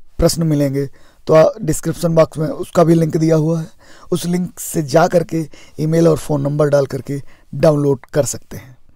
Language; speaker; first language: Hindi; native; Hindi